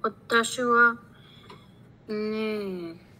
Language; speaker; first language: Japanese; non-native, learner; Spanish